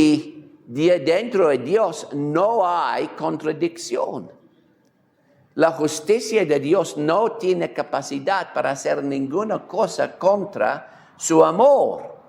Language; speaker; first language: Spanish; non-native, fluent; English